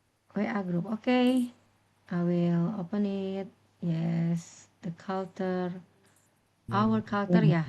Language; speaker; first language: English; non-native, learner; Indonesian